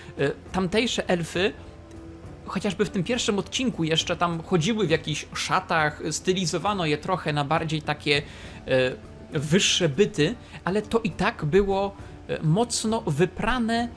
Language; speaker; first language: Polish; native; Polish